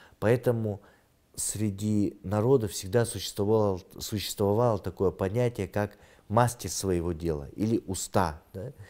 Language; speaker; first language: Russian; non-native, local second language; Kyrgyz